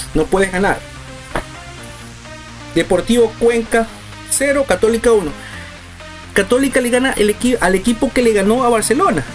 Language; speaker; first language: Spanish; native; Spanish